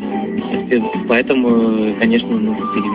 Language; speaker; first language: Russian; early bilingual, heritage; Russian